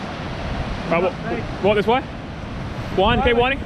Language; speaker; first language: English; native; English